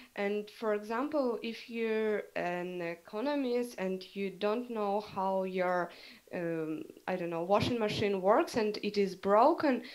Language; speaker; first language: English; non-native, fluent; Russian